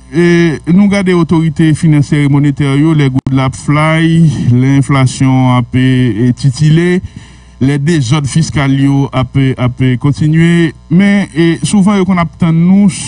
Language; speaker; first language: French; non-native, local second language; Haitian Creole